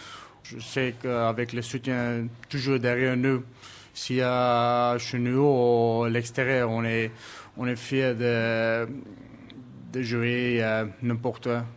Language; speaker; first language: French; non-native, learner; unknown